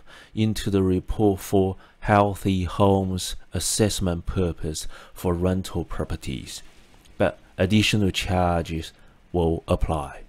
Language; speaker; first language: English; non-native, fluent; Chinese